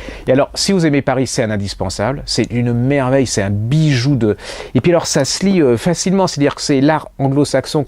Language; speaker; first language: French; native; French